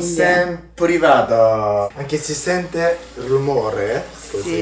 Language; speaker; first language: Italian; non-native, learner; Japanese